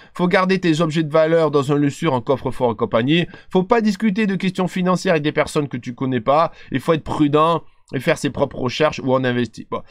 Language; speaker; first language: French; native; French